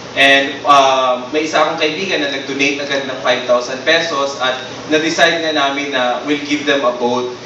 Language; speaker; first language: Filipino; non-native, local second language; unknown